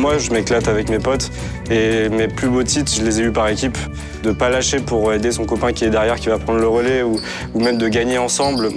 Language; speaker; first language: French; native; French